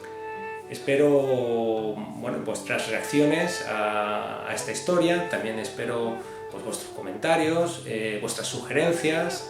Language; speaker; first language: Spanish; native; Spanish